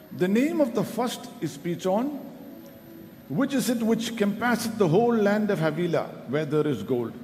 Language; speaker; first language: English; non-native, local second language; Malayalam